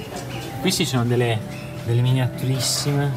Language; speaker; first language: Italian; native; Italian